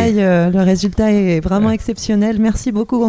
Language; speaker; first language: French; native; French